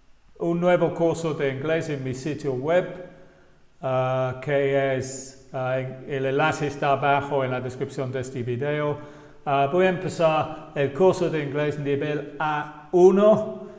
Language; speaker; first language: Spanish; non-native, fluent; English